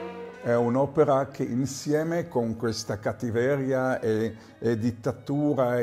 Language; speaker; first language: Italian; non-native, fluent; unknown